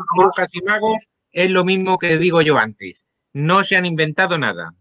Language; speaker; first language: Spanish; native; Spanish